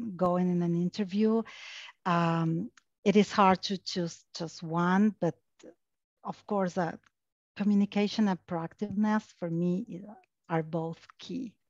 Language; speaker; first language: English; non-native, fluent; Spanish